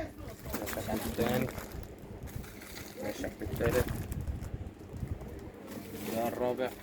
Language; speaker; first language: Arabic; native; Arabic